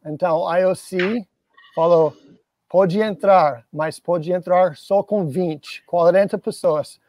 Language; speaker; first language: Portuguese; non-native, fluent; English